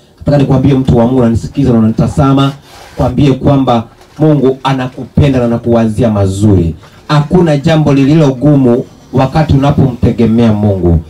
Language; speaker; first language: Swahili; non-native, local second language; Gusii